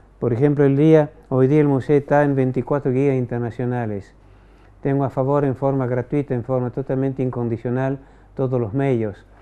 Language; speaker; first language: Spanish; non-native, fluent; French